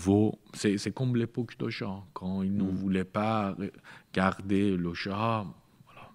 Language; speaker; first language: French; non-native, learner; Persian